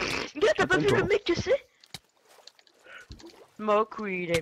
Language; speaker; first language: French; native; French